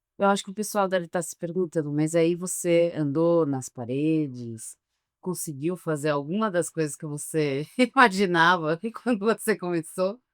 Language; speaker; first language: Portuguese; native; Portuguese